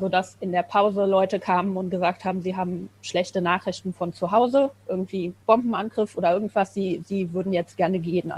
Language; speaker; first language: German; native; German